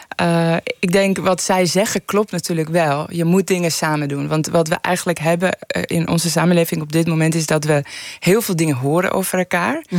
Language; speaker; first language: Dutch; early bilingual, other home language; Persian